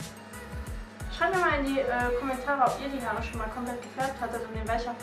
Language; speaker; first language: German; native; German